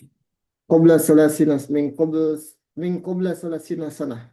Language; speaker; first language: Arabic; non-native, learner; Indonesian